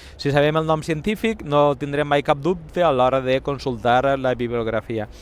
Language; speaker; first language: Catalan; native; Catalan